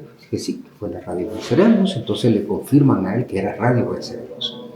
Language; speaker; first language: Spanish; native; Spanish